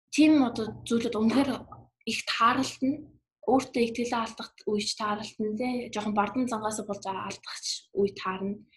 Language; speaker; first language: Mongolian; early bilingual, heritage; Mongolian